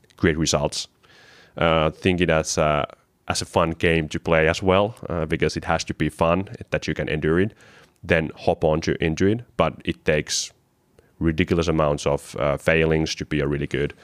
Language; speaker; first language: English; non-native, fluent; Finnish